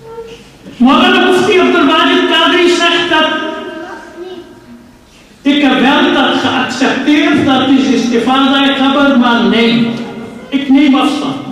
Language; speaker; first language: Dutch; non-native, fluent; Urdu